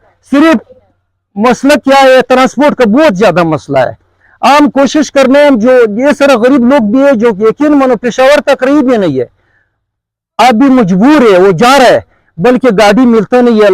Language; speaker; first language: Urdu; non-native, learner; Pashto